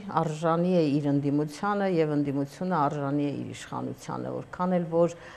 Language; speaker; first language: Armenian; native; Armenian